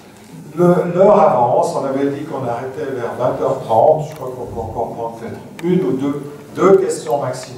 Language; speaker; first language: French; native; French